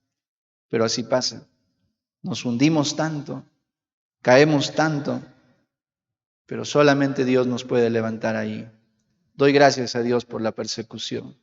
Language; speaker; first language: Spanish; native; Spanish